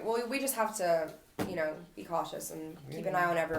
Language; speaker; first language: English; native; English